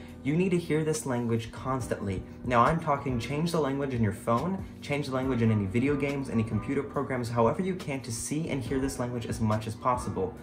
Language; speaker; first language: English; native; English